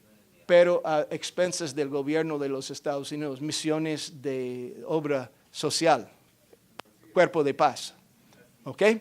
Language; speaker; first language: Spanish; non-native, fluent; English